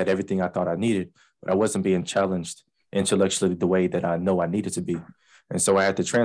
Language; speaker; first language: English; native; English